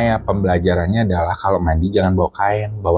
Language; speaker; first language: Indonesian; native; Indonesian